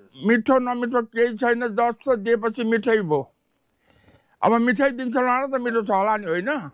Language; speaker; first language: Nepali; native; Nepali